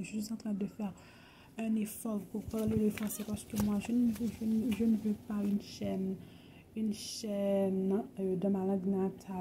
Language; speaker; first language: French; non-native, local second language; Haitian Creole